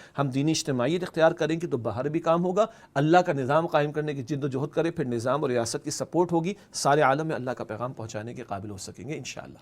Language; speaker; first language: Urdu; native; Urdu